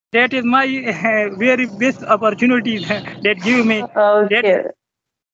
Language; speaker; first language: English; non-native, local second language; Pashto